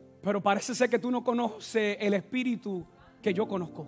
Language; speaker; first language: Spanish; non-native, fluent; English